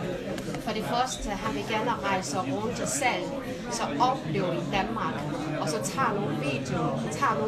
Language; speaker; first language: Danish; non-native, fluent; Chinese